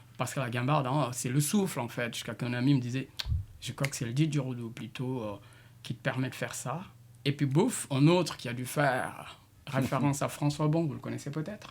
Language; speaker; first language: French; non-native, local second language; Jola-Fonyi